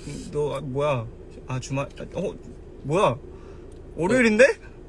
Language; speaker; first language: Korean; native; Korean